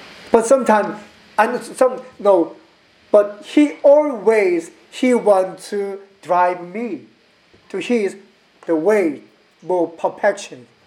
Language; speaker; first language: English; non-native, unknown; Korean